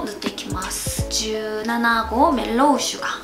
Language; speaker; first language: Japanese; non-native, learner; Korean